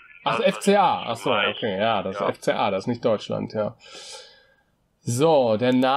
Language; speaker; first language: German; native; German